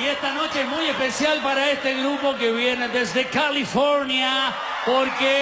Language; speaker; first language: Spanish; native; Spanish